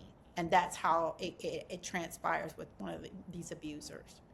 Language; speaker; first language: English; native; English